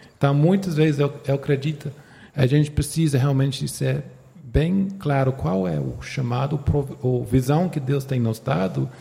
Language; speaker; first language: Portuguese; non-native, fluent; English